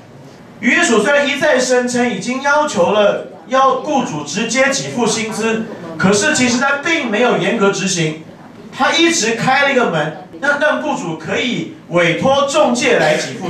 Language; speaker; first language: Chinese; native; Chinese